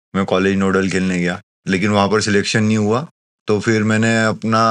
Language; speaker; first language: Hindi; native; Hindi